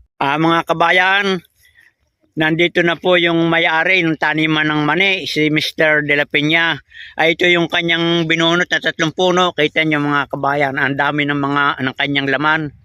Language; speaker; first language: Filipino; native; Filipino